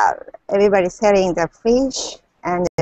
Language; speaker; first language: English; non-native, learner; Japanese